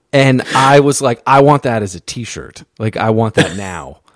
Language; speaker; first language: English; native; English